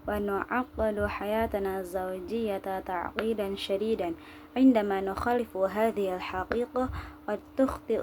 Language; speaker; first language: Arabic; non-native, learner; Indonesian